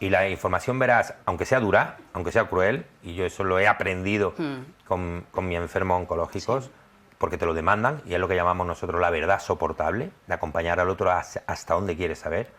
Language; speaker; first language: Spanish; native; Spanish